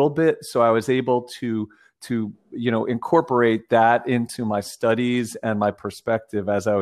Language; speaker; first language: English; native; English